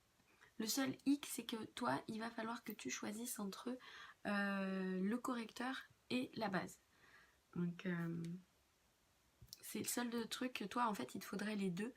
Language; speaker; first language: French; native; French